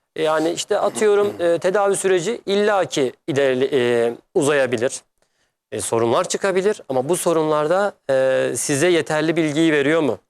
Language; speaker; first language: Turkish; native; Turkish